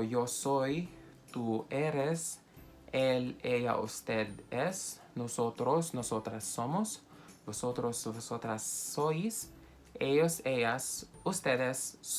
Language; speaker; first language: Spanish; non-native, fluent; Filipino